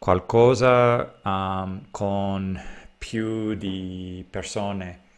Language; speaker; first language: Italian; non-native, learner; English